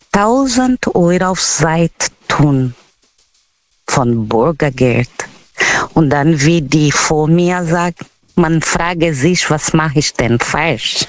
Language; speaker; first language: German; non-native, learner; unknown